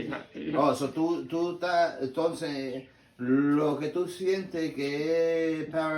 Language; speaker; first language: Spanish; early bilingual, heritage; English